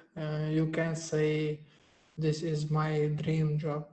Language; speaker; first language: English; non-native, learner; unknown